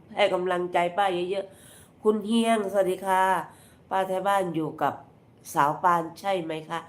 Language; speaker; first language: Thai; native; Thai